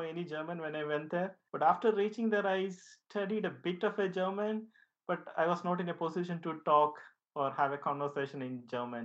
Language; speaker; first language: English; non-native, local second language; Malayalam